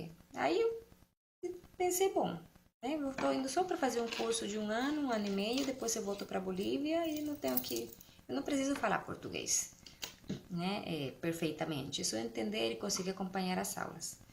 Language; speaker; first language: Portuguese; non-native, fluent; Spanish